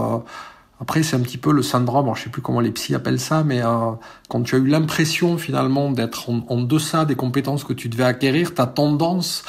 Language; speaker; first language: French; native; French